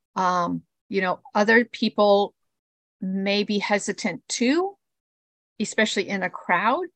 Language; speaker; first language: English; early bilingual, other home language; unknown